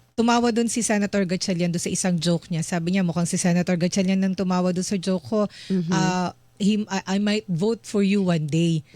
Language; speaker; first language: Filipino; native; Filipino